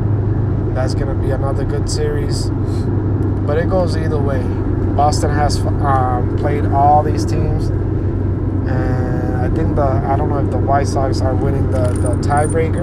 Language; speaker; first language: English; non-native, fluent; Spanish